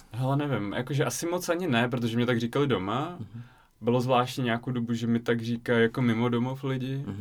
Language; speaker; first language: Czech; early bilingual, other home language; Russian